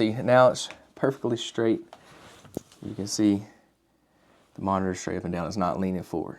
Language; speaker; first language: English; native; English